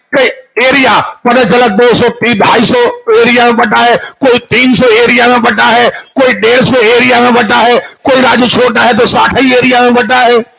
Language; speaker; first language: Hindi; native; Hindi